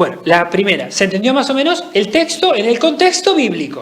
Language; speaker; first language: Spanish; native; Spanish